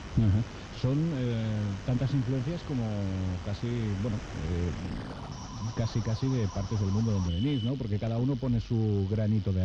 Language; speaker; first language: Spanish; native; Spanish